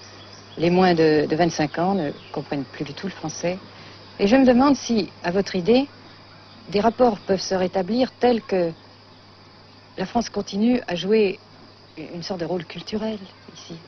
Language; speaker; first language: French; native; French